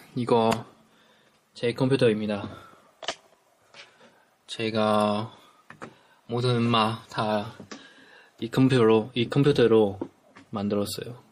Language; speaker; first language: Korean; non-native, fluent; Chinese